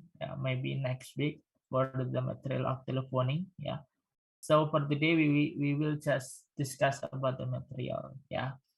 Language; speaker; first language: English; non-native, fluent; Indonesian